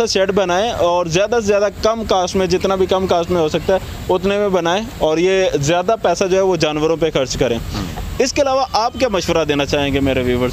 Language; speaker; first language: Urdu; non-native, local second language; Punjabi